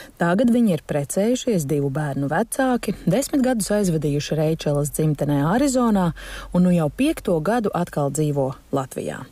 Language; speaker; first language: Latvian; native; Latvian